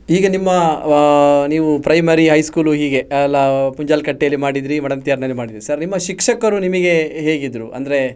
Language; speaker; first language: Kannada; native; Kannada